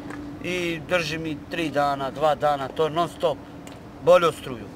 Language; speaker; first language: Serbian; non-native, local second language; Romany